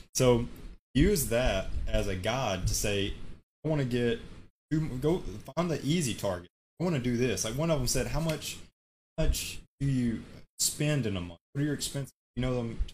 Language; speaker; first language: English; native; English